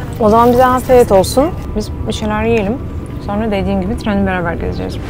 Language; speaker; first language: Turkish; non-native, fluent; Russian